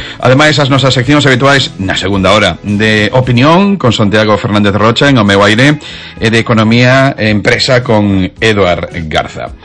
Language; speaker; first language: Galician; non-native, local second language; Spanish